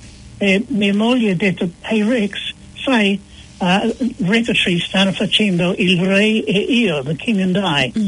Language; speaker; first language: Italian; non-native, fluent; English